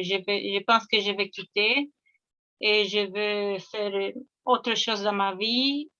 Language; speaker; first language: French; non-native, fluent; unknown